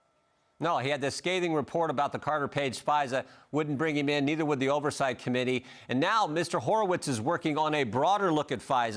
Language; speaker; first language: English; native; English